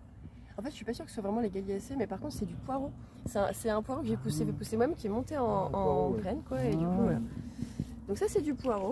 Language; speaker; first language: French; native; French